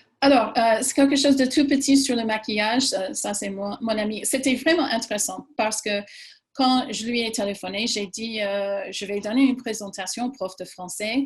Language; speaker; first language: French; non-native, fluent; English